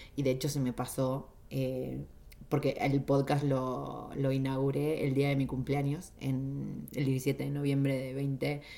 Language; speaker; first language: Spanish; native; Spanish